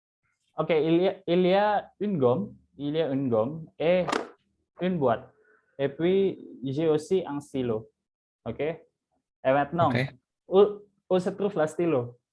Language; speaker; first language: French; non-native, fluent; Indonesian